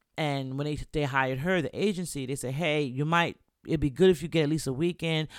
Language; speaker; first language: English; native; English